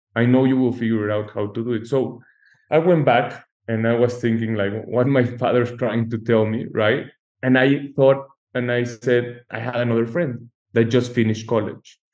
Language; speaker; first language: English; non-native, fluent; Spanish